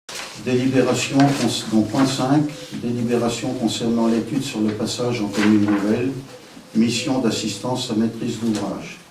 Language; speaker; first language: French; native; French